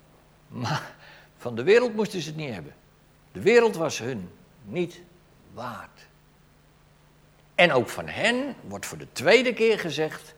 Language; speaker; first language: Dutch; native; Dutch